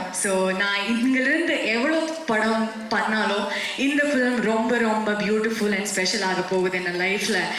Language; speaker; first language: Tamil; non-native, learner; Kannada